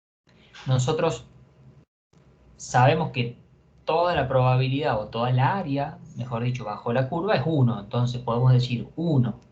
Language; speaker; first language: Spanish; native; Spanish